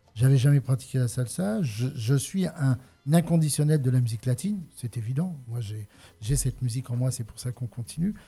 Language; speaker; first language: French; native; French